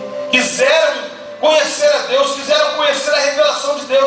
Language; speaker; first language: Portuguese; native; Portuguese